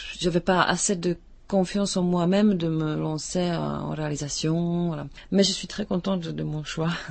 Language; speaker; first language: French; non-native, fluent; Czech